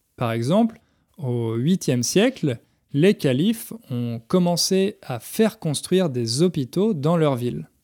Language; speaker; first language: French; native; French